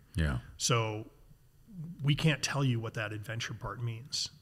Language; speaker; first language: English; native; English